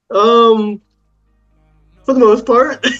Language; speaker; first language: English; native; English